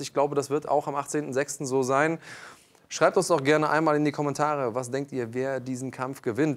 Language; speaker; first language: German; native; German